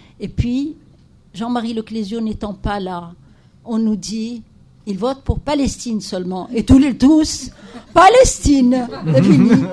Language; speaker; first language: French; non-native, local second language; Arabic